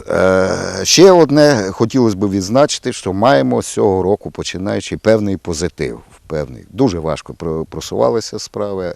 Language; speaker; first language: Ukrainian; native; Ukrainian